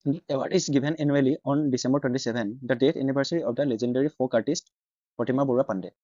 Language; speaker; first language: English; non-native, local second language; Assamese